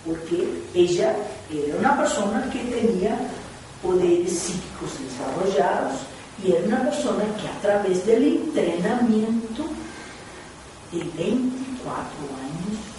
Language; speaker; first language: Spanish; non-native, fluent; Portuguese